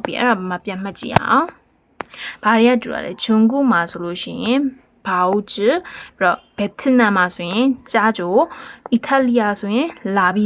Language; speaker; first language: Korean; non-native, learner; Burmese